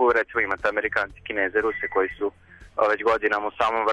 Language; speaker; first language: Serbian; native; Serbian